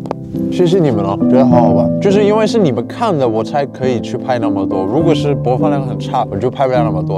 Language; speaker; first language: Chinese; non-native, fluent; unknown